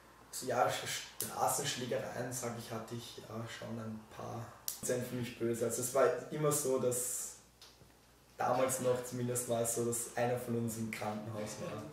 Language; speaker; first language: German; native; German